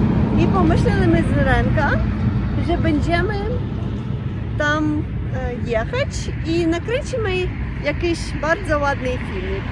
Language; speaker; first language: Polish; non-native, learner; Russian